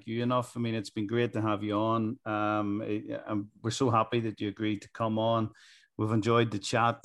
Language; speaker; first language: English; native; English